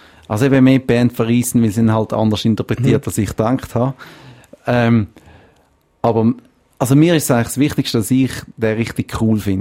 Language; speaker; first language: German; native; German